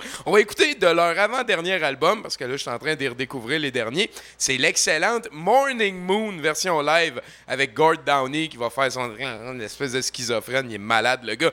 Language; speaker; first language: French; native; French